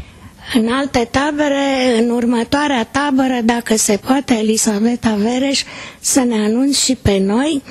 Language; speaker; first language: Romanian; native; Romanian